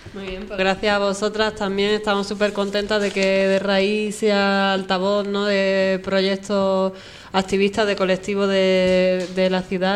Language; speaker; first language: Spanish; native; Spanish